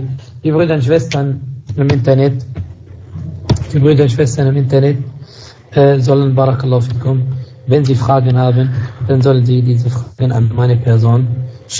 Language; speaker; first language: German; non-native, fluent; Arabic